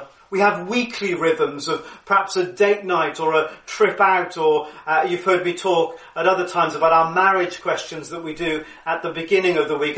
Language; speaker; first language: English; native; English